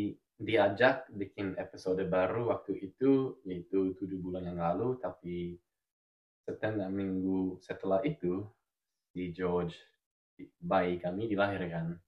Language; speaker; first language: Indonesian; non-native, fluent; English